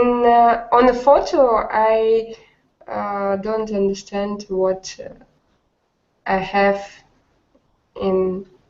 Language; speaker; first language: English; non-native, learner; Russian